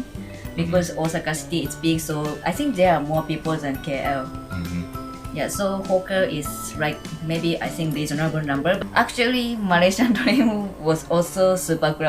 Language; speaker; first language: English; non-native, fluent; Japanese